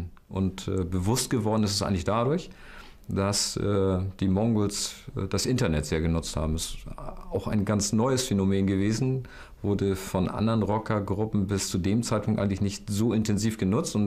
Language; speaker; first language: German; native; German